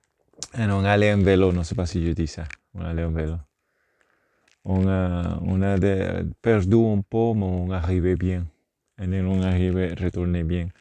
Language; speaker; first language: French; non-native, learner; Spanish